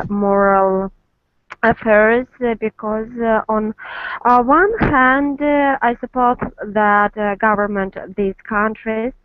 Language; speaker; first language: English; non-native, learner; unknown